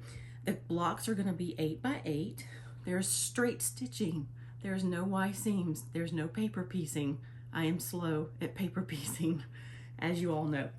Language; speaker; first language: English; native; English